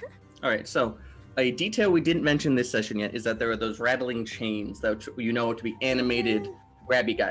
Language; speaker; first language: English; native; English